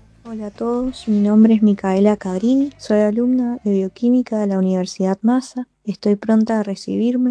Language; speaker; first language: Spanish; native; Spanish